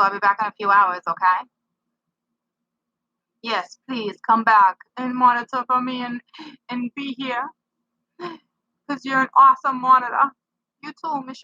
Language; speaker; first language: English; native; English